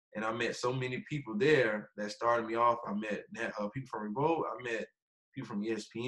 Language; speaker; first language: English; native; English